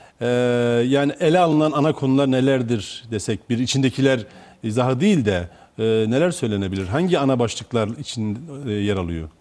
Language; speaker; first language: Turkish; native; Turkish